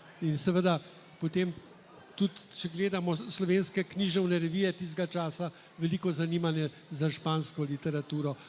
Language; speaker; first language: Slovenian; native; Slovenian